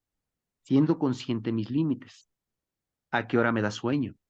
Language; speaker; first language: Spanish; native; Spanish